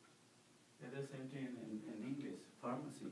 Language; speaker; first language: English; non-native, learner; Spanish